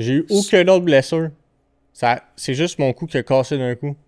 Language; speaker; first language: French; native; French